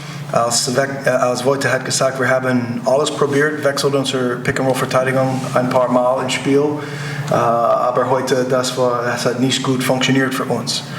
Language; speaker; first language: German; non-native, learner; English